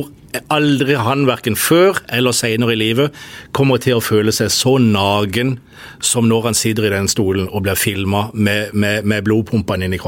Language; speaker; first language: Norwegian; native; Norwegian